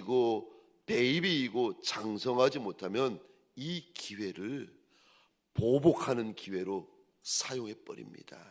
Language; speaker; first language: Korean; native; Korean